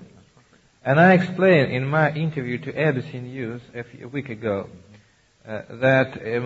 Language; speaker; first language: English; non-native, learner; Russian